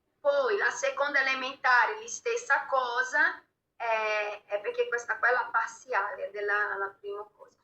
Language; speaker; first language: Italian; non-native, fluent; Portuguese